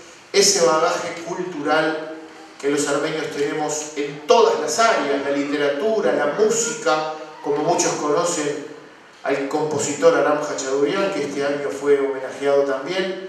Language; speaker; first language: Spanish; native; Spanish